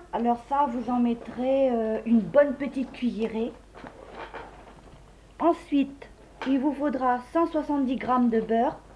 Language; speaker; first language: French; native; French